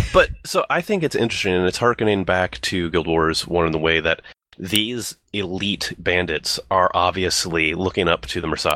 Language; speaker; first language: English; native; English